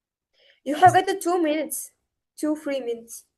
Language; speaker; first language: English; non-native, learner; Uzbek